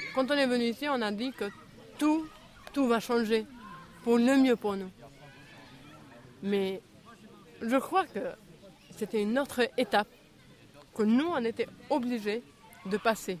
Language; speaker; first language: French; non-native, fluent; Albanian